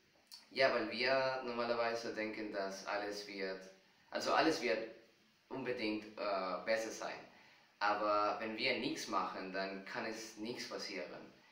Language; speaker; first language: German; non-native, fluent; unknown